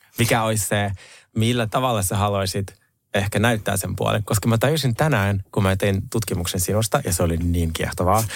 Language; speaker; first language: Finnish; non-native, fluent; Russian